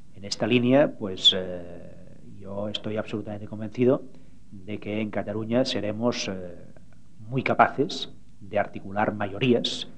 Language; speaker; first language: Spanish; non-native, local second language; Catalan